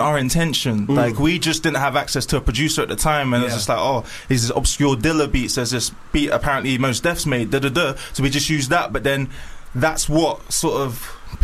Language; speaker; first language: English; native; English